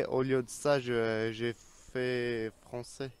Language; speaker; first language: French; early bilingual, other home language; Armenian